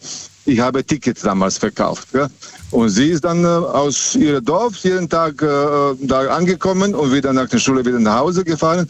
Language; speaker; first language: German; non-native, fluent; Serbian